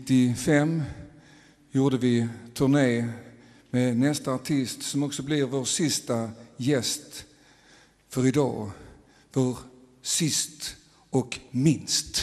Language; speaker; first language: Swedish; native; Swedish